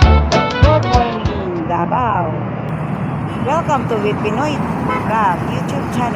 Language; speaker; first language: Filipino; non-native, local second language; Cebuano